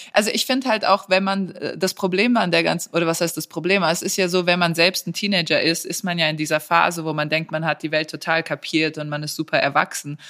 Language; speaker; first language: German; early bilingual, other home language; Serbian